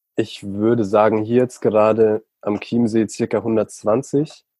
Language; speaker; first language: German; native; German